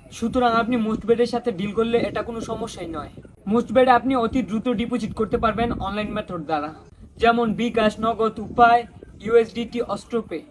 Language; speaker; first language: Bangla; native; Bangla